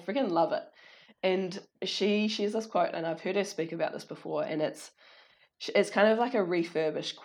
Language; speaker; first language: English; native; English